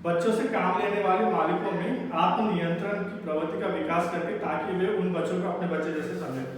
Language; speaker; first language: Hindi; non-native, local second language; Telugu